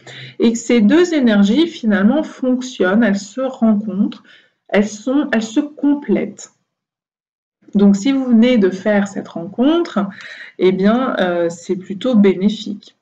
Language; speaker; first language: French; native; French